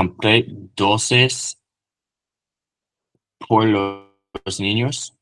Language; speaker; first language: Spanish; non-native, learner; English